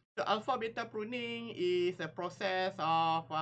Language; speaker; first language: English; non-native, local second language; Malay